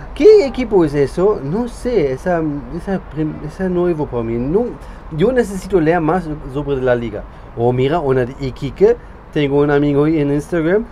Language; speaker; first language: Spanish; non-native, learner; German